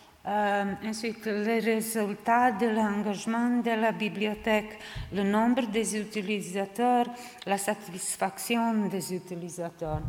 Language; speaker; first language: French; non-native, learner; Serbian